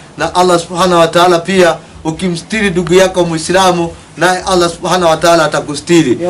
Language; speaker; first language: Swahili; non-native, local second language; Kikuyu